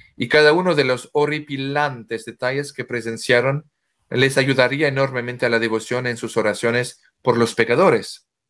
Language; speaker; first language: Spanish; non-native, fluent; French